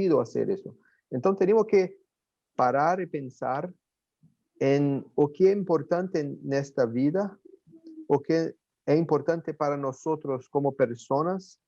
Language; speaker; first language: Spanish; non-native, fluent; Portuguese